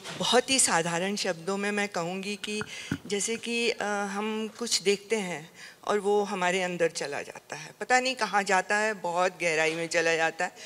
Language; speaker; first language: Hindi; native; Hindi